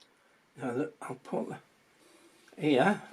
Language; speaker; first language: English; native; English